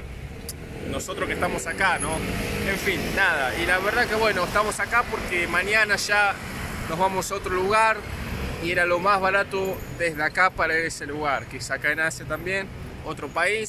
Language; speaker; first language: Spanish; native; Spanish